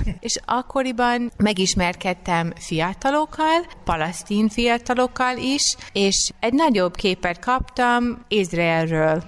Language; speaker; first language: Hungarian; non-native, fluent; English